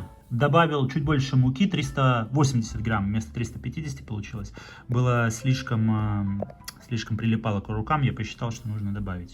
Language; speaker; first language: Russian; native; Russian